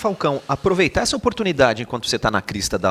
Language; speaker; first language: Portuguese; native; Portuguese